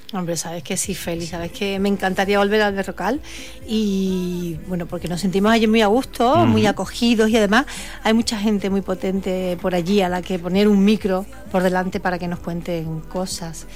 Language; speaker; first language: Spanish; native; Spanish